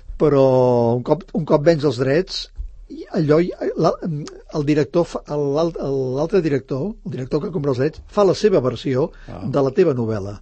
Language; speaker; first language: Catalan; native; Catalan